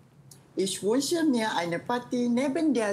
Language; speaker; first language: German; non-native, learner; Malay